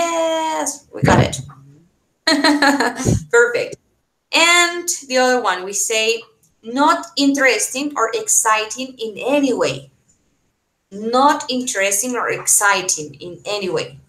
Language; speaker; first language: English; non-native, fluent; Spanish